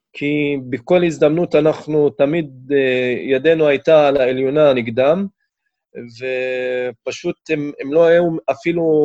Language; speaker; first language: Hebrew; non-native, local second language; Arabic